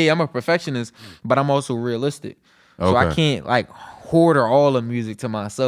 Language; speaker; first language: English; native; English